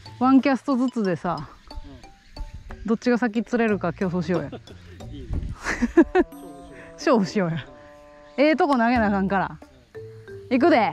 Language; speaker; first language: Japanese; native; Japanese